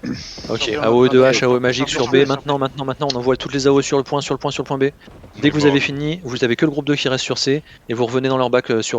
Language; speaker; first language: French; native; French